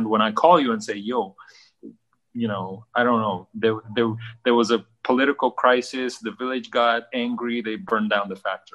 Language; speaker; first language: English; early bilingual, other home language; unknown